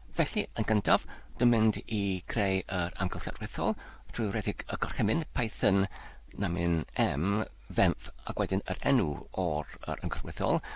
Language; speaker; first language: Welsh; non-native, learner; Polish